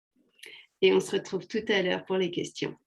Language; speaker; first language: French; native; French